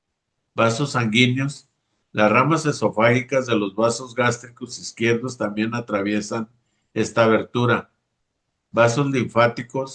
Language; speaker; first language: Spanish; native; Spanish